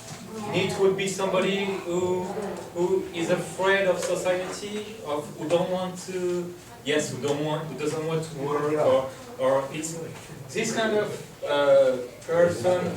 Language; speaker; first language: English; non-native, fluent; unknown